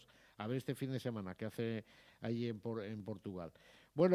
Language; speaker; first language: Spanish; native; Spanish